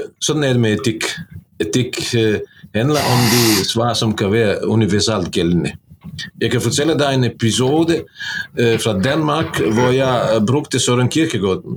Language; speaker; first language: Norwegian; non-native, fluent; Bosnian